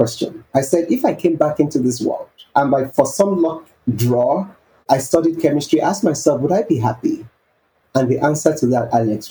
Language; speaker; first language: English; non-native, local second language; Yoruba